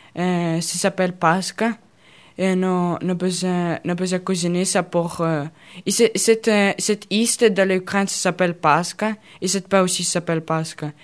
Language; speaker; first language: French; non-native, learner; Russian